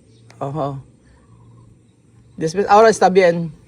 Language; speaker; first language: Spanish; non-native, learner; Filipino